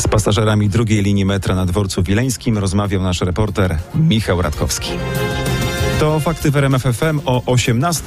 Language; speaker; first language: Polish; native; Polish